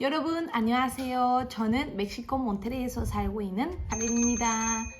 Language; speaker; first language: Korean; non-native, fluent; Spanish